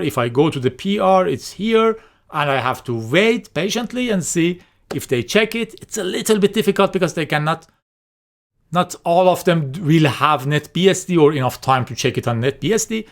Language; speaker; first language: English; non-native, fluent; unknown